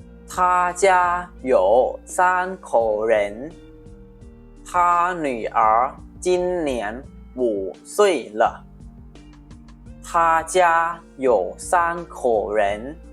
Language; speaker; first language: Chinese; non-native, fluent; Lao